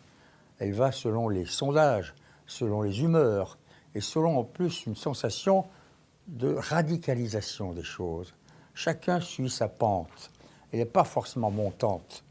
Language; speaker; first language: French; native; French